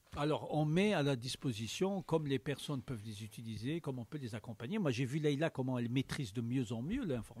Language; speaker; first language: French; native; French